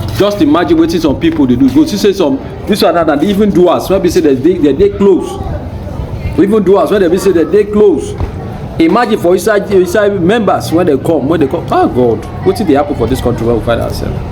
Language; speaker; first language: Nigerian Pidgin; native; Nigerian Pidgin